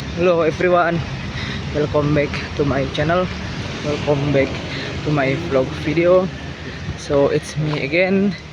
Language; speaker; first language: English; non-native, learner; Indonesian